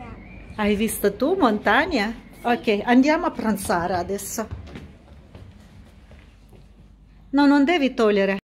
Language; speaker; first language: Italian; non-native, learner; Russian